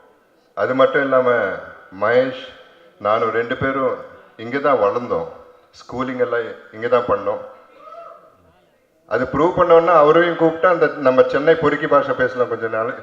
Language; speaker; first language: Tamil; non-native, local second language; Telugu